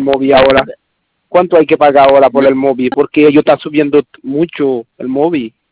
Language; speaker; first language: Spanish; non-native, learner; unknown